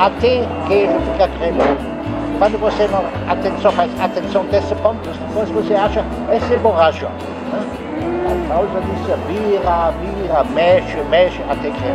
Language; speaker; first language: Portuguese; non-native, learner; German